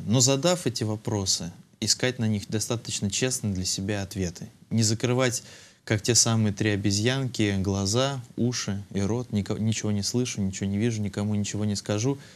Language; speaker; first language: Russian; native; Russian